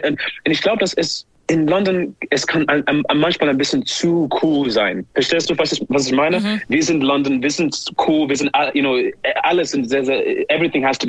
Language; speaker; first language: German; non-native, learner; English